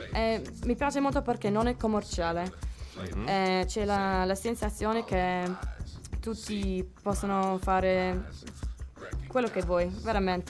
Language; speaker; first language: Italian; non-native, learner; English